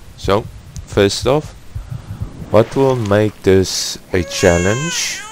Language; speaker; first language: English; non-native, fluent; Afrikaans